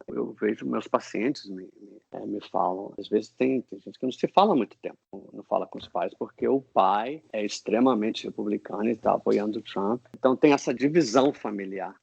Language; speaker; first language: Portuguese; non-native, fluent; English